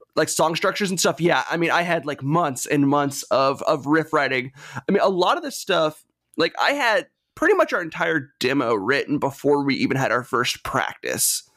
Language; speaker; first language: English; native; English